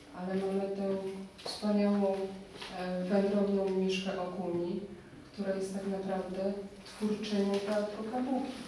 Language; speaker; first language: Polish; native; Polish